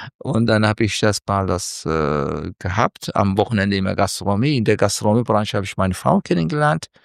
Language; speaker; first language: German; non-native, fluent; Turkish